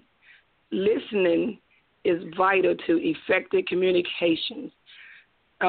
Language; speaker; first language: English; native; English